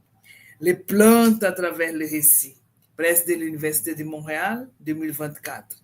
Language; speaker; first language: French; non-native, fluent; Portuguese